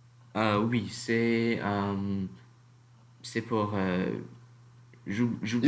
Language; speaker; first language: French; non-native, learner; English